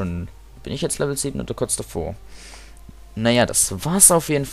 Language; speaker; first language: German; native; German